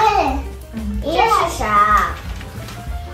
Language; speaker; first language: Russian; early bilingual, heritage; Russian